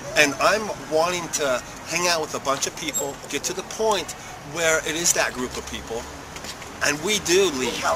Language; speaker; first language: English; native; English